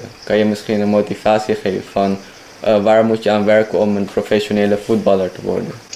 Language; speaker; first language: Dutch; non-native, fluent; Indonesian